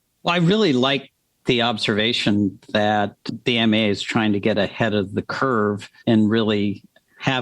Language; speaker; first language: English; native; English